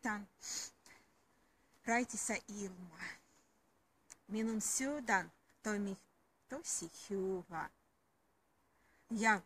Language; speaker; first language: Finnish; non-native, learner; Russian